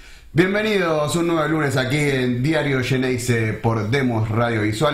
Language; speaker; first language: Spanish; native; Spanish